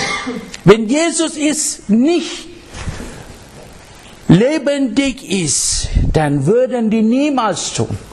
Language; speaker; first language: German; non-native, fluent; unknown